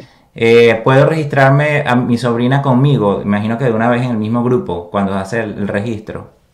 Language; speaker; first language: Spanish; native; Spanish